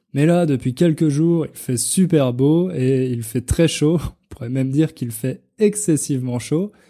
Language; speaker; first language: French; native; French